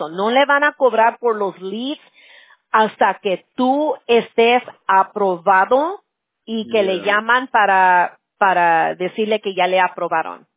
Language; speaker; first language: Spanish; early bilingual, heritage; Spanish